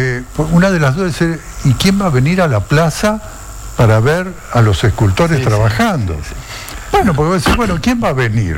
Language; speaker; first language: Spanish; native; Spanish